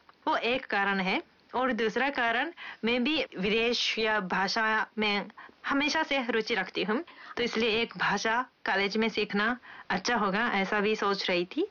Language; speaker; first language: Hindi; non-native, fluent; Japanese